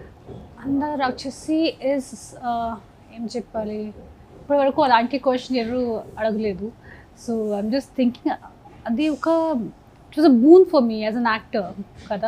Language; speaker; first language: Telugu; non-native, local second language; Hindi